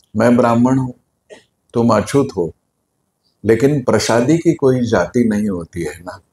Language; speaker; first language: Hindi; non-native, local second language; Marathi